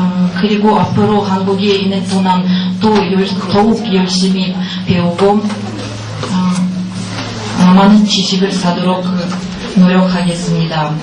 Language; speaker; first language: Korean; non-native, learner; Russian